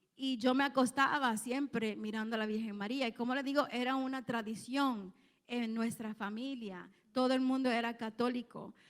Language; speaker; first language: Spanish; early bilingual, heritage; Spanish